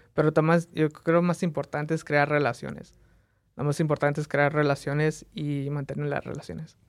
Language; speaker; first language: Spanish; early bilingual, heritage; Spanish